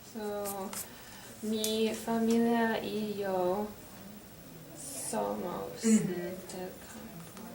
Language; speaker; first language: Spanish; non-native, learner; English